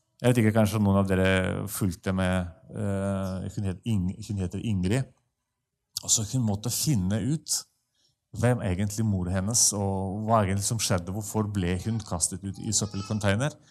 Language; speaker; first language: Norwegian; non-native, fluent; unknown